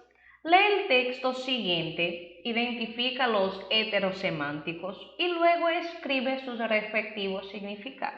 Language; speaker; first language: Spanish; non-native, fluent; Portuguese